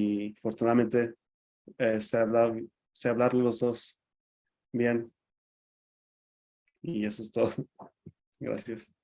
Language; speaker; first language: Spanish; early bilingual, other home language; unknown